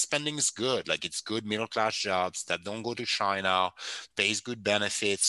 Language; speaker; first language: English; non-native, fluent; French